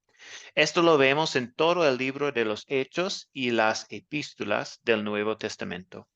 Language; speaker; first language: Spanish; non-native, fluent; English